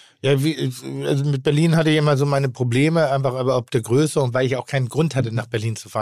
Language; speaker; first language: German; native; German